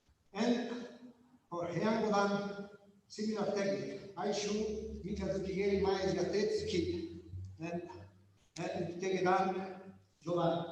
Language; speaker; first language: English; non-native, learner; Italian